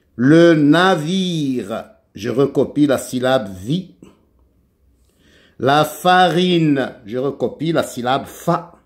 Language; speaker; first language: French; non-native, local second language; Arabic